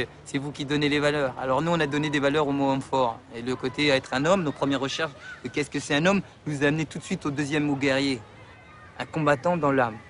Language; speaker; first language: French; native; French